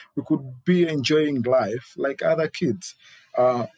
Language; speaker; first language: English; non-native, local second language; Ganda